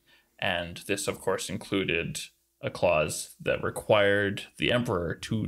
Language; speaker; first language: English; native; English